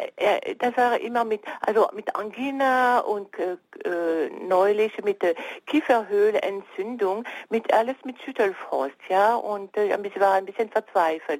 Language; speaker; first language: German; non-native, fluent; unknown